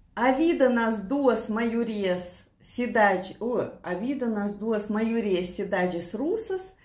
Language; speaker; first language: Portuguese; non-native, learner; Russian